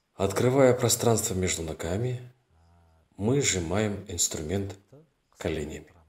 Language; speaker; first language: Russian; non-native, local second language; Kazakh